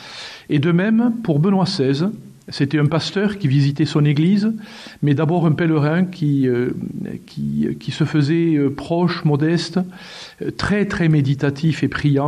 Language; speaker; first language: French; native; French